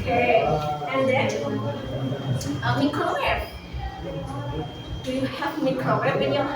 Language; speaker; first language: English; non-native, learner; Indonesian